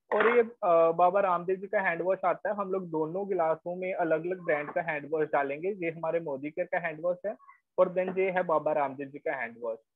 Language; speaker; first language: Hindi; native; Hindi